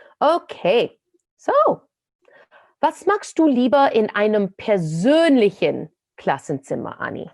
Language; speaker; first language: German; non-native, fluent; English